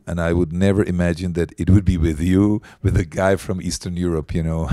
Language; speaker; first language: English; non-native, fluent; Czech